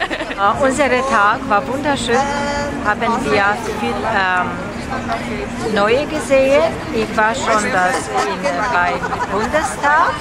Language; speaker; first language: German; non-native, learner; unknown